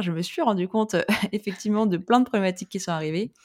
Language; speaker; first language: French; native; French